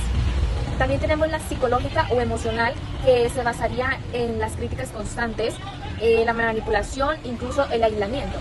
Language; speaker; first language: Spanish; native; Spanish